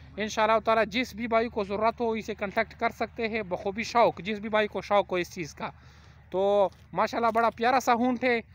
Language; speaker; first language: Urdu; non-native, local second language; Pashto